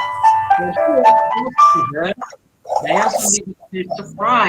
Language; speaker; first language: English; non-native, learner; Indonesian